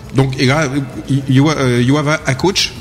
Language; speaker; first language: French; native; French